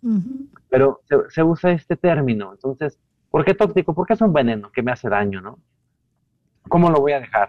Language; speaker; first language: Spanish; native; Spanish